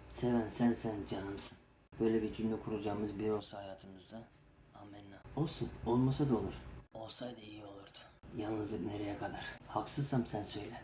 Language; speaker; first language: Turkish; native; Turkish